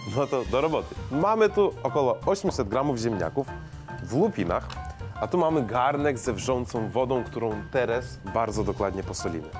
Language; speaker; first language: Polish; native; Polish